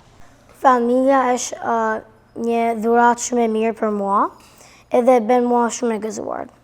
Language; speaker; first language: Albanian; early bilingual, heritage; Albanian